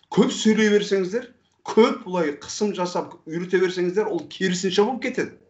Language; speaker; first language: Kazakh; non-native, fluent; Turkish